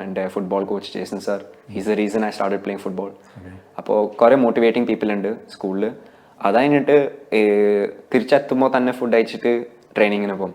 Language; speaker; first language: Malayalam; early bilingual, heritage; Malayalam